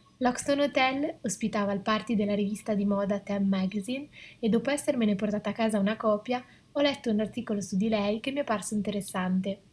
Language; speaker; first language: Italian; native; Italian